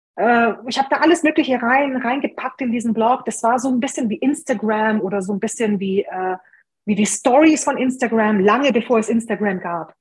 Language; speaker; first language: German; early bilingual, other home language; Hungarian